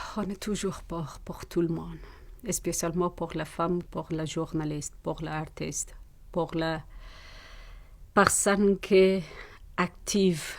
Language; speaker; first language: French; non-native, learner; Persian